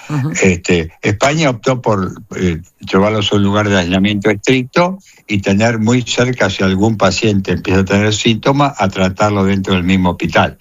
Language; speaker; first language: Spanish; native; Spanish